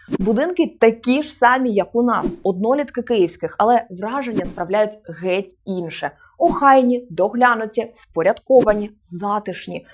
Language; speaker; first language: Ukrainian; native; Ukrainian